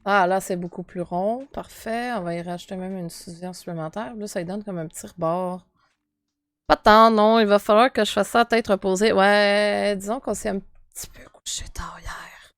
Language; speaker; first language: French; native; French